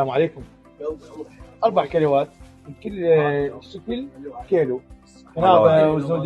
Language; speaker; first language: Arabic; native; Arabic